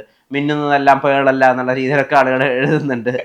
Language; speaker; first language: Malayalam; native; Malayalam